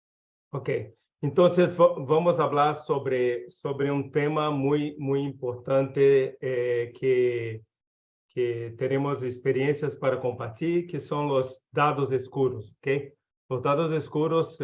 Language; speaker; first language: Spanish; non-native, learner; Portuguese